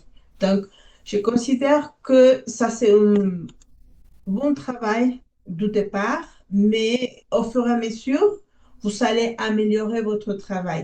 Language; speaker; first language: French; non-native, fluent; Spanish